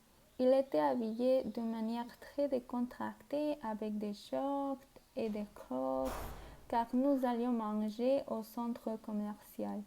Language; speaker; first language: French; non-native, learner; Spanish